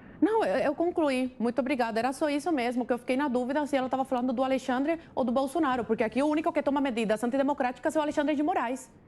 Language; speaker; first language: Portuguese; non-native, fluent; Spanish